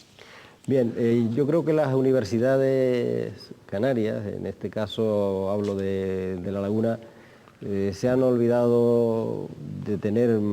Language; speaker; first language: Spanish; native; Spanish